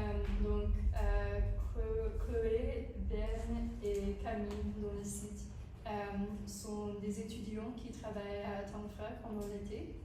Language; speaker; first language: French; non-native, fluent; English